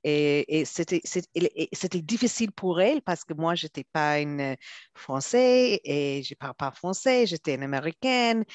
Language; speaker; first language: French; non-native, fluent; Hebrew